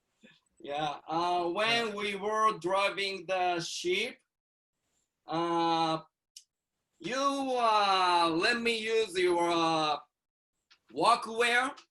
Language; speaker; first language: English; non-native, learner; Japanese